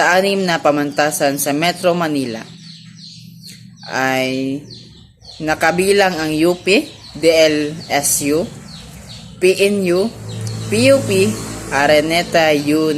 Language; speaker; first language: Filipino; non-native, local second language; Cebuano